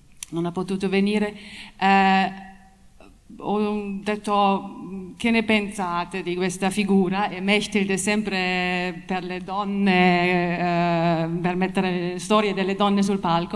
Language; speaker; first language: Italian; non-native, fluent; German